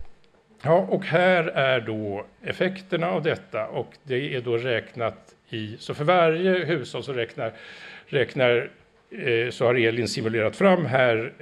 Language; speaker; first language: Swedish; native; Swedish